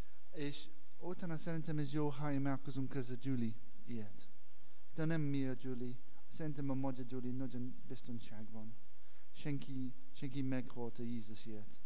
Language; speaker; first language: Hungarian; non-native, learner; English